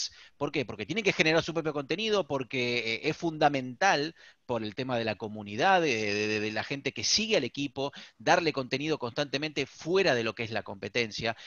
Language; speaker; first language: Spanish; native; Spanish